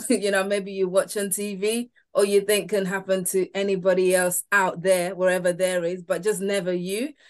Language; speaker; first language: English; early bilingual, other home language; Yoruba